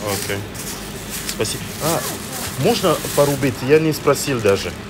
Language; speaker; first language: Russian; non-native, learner; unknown